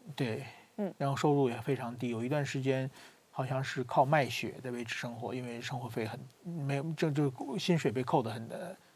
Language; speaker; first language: Chinese; native; Chinese